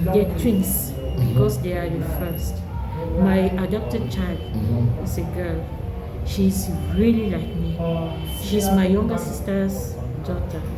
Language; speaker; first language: English; non-native, learner; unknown